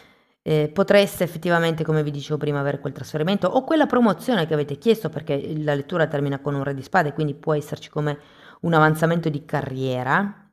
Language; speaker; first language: Italian; native; Italian